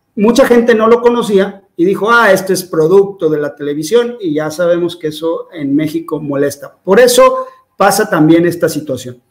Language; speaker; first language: Spanish; native; Spanish